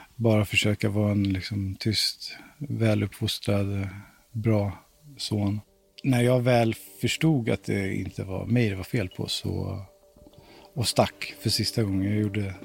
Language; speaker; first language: Swedish; native; Swedish